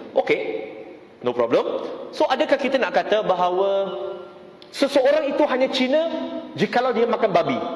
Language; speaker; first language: Malay; non-native, local second language; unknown